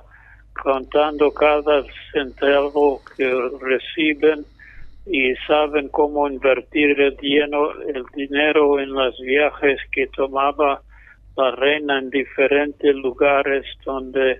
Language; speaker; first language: Spanish; non-native, fluent; English